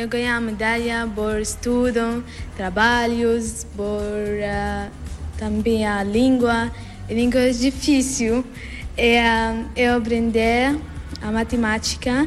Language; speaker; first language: Portuguese; non-native, learner; Arabic